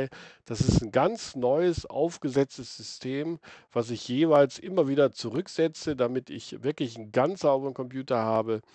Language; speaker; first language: German; native; German